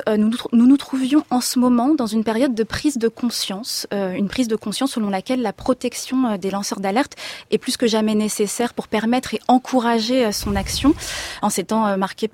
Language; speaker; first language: French; native; French